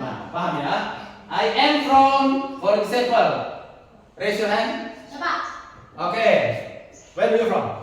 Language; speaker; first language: English; non-native, learner; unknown